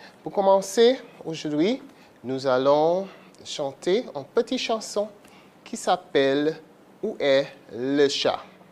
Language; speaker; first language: French; non-native, fluent; English